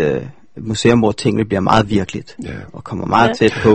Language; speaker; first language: Danish; native; Danish